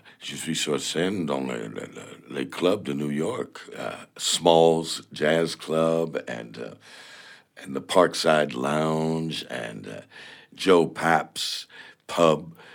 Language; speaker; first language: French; non-native, learner; English